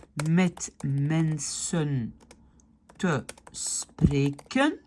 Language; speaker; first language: Dutch; non-native, fluent; French